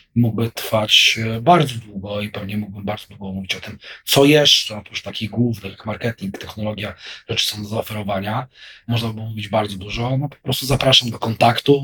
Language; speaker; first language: Polish; native; Polish